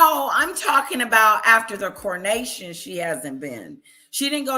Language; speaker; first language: English; native; English